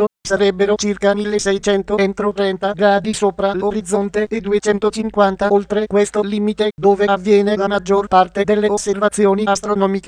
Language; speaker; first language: Italian; native; Italian